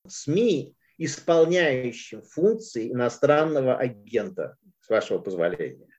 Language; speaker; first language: Russian; native; Russian